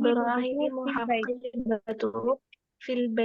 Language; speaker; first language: Arabic; non-native, learner; Tamil